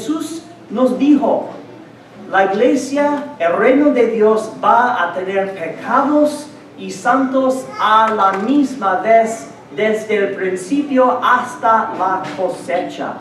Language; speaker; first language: Spanish; non-native, fluent; English